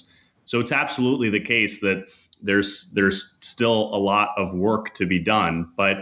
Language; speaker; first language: English; native; English